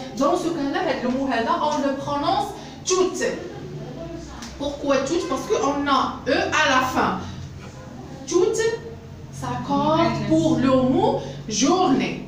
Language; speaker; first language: French; non-native, local second language; Arabic